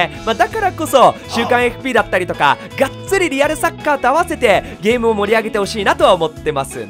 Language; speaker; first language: Japanese; native; Japanese